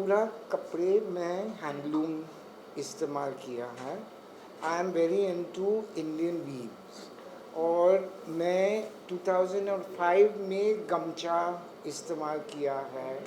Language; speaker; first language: Hindi; non-native, local second language; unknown